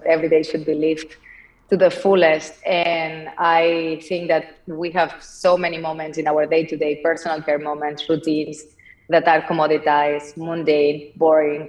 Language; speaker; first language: English; non-native, fluent; Spanish